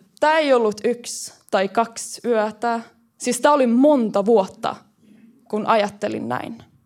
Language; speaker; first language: Finnish; early bilingual, heritage; Finnish